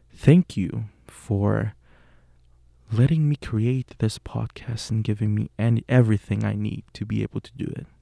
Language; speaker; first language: English; non-native, fluent; Spanish